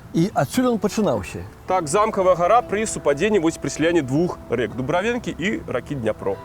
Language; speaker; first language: Belarusian; non-native, local second language; Russian